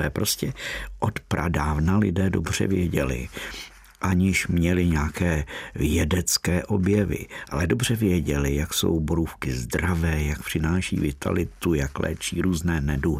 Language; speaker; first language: Czech; native; Czech